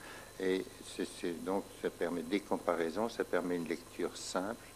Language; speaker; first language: French; native; French